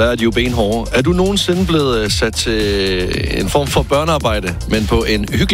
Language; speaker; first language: Danish; native; Danish